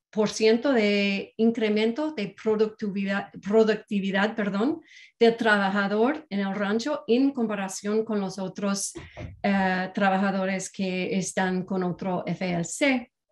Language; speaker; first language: Spanish; non-native, fluent; English